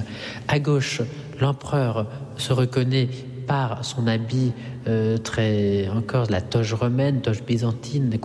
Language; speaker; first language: French; non-native, fluent; Italian